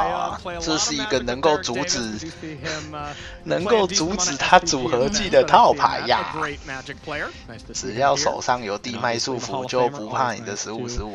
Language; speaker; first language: Chinese; native; Chinese